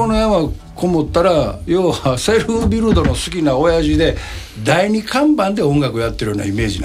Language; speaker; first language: Japanese; native; Japanese